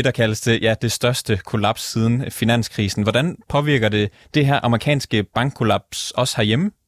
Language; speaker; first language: Danish; native; Danish